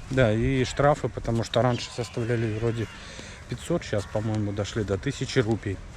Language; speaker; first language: Russian; native; Russian